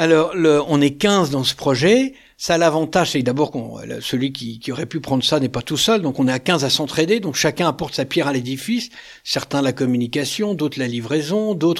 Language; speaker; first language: French; native; French